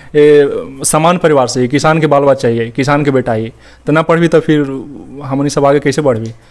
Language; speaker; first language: Hindi; native; Hindi